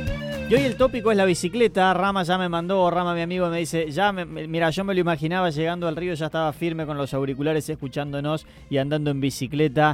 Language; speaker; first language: Spanish; native; Spanish